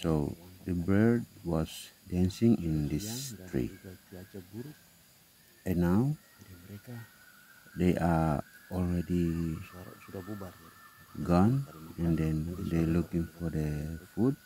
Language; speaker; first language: English; non-native, learner; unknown